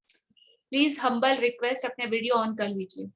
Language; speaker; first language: Hindi; native; Hindi